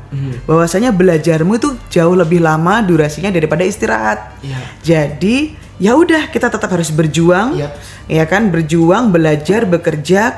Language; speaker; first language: Indonesian; native; Indonesian